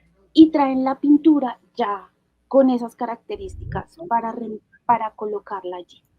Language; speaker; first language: Spanish; native; Spanish